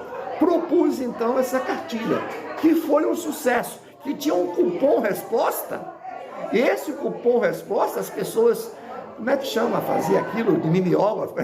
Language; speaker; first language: Portuguese; native; Portuguese